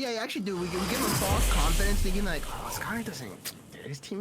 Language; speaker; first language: English; native; English